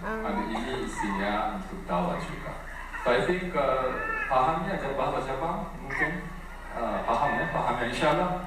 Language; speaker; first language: Indonesian; non-native, fluent; Japanese